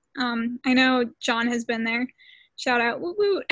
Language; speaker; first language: English; early bilingual, other home language; Spanish